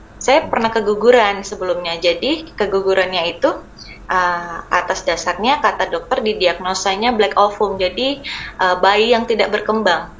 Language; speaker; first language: Indonesian; native; Indonesian